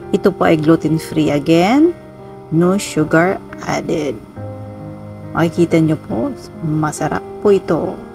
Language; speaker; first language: Filipino; non-native, local second language; Cebuano